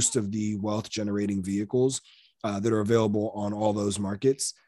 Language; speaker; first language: English; native; English